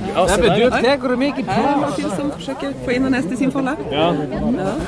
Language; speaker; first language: Swedish; native; Swedish